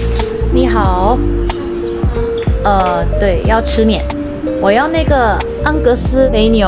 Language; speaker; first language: Chinese; non-native, fluent; English